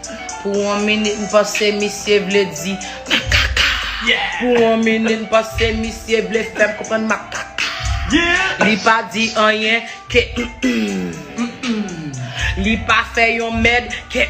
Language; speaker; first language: Haitian Creole; native; Haitian Creole